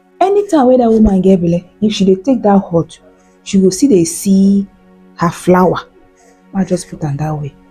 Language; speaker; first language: Nigerian Pidgin; native; Nigerian Pidgin